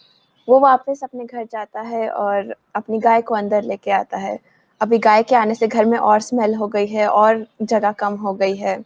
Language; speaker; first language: Hindi; native; Hindi